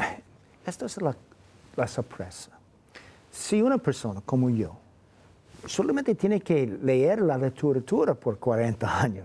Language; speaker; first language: Spanish; non-native, fluent; English